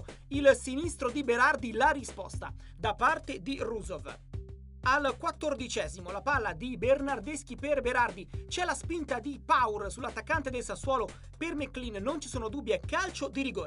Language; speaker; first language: Italian; native; Italian